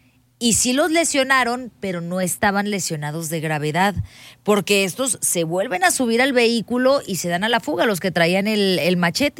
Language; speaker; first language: Spanish; native; Spanish